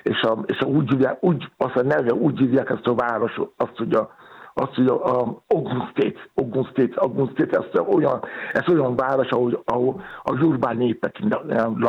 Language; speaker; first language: Hungarian; non-native, fluent; Yoruba